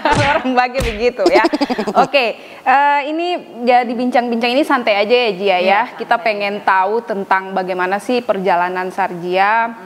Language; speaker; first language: Indonesian; native; Indonesian